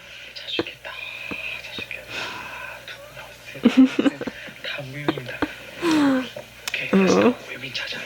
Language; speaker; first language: Korean; non-native, fluent; Chinese